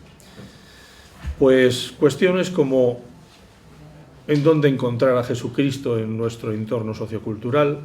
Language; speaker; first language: Spanish; native; Spanish